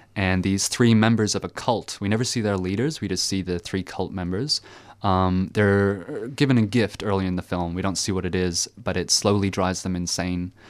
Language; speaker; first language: English; early bilingual, other home language; French